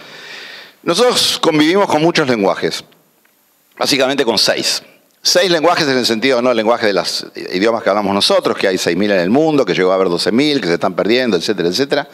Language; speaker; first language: Spanish; native; Spanish